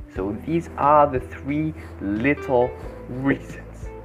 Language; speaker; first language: English; non-native, fluent; Arabic